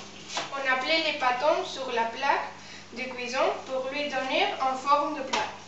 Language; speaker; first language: French; non-native, learner; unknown